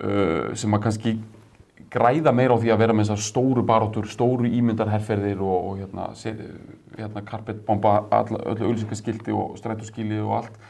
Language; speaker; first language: Icelandic; native; Icelandic